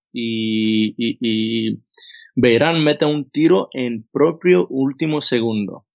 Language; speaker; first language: Spanish; non-native, fluent; Croatian